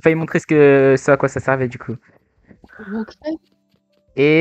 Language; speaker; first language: French; native; French